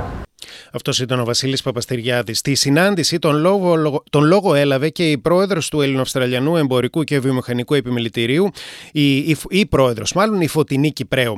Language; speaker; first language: Greek; native; Greek